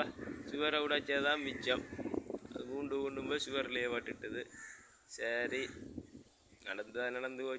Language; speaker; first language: Tamil; native; Tamil